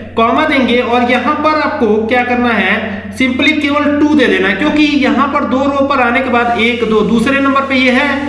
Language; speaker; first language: Hindi; native; Hindi